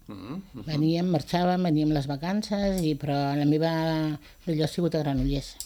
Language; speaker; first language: Catalan; non-native, local second language; Spanish